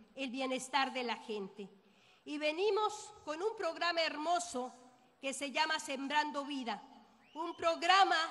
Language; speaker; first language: Spanish; native; Spanish